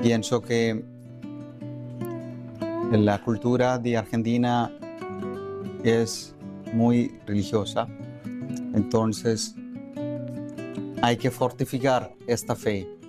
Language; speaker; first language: Spanish; non-native, fluent; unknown